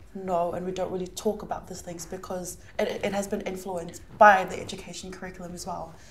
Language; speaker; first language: English; early bilingual, other home language; Samoan